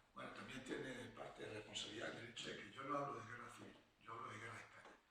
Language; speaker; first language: Spanish; early bilingual, heritage; Spanish